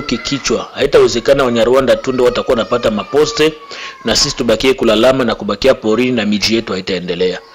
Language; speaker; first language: Swahili; native; Swahili